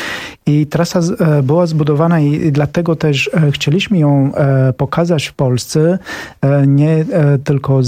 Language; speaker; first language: Polish; non-native, fluent; Romanian